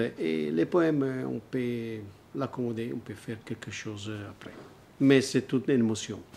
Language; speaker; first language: French; non-native, learner; Italian